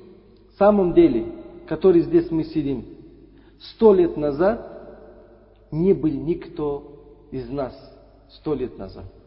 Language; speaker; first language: Russian; non-native, fluent; Uzbek